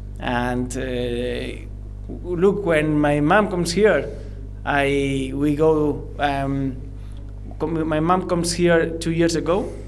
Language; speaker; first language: English; non-native, learner; Spanish